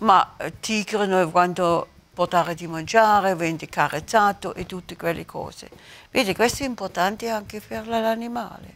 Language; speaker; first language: Italian; non-native, learner; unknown